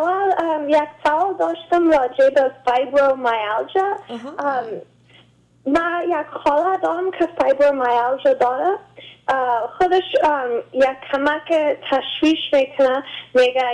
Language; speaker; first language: Persian; early bilingual, heritage; Persian